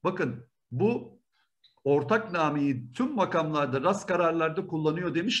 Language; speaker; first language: Turkish; native; Turkish